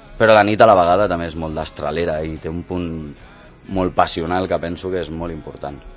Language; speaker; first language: Catalan; non-native, local second language; Spanish